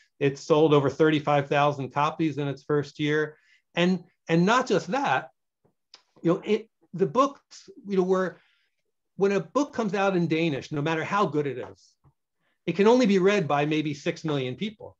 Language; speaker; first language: English; native; English